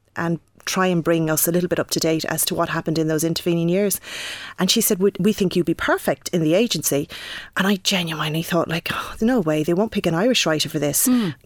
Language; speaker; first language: English; native; English